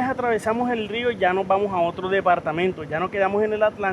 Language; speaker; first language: Spanish; native; Spanish